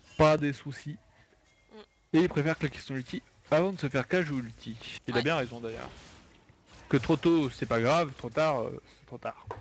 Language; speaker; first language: French; native; French